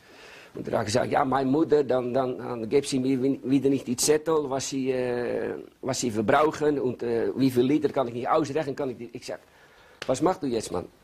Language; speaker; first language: German; non-native, learner; Dutch